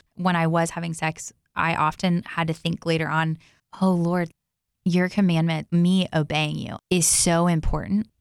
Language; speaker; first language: English; native; English